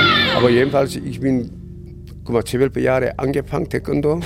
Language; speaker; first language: German; non-native, learner; Korean